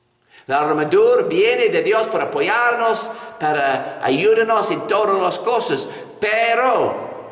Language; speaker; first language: Spanish; non-native, fluent; English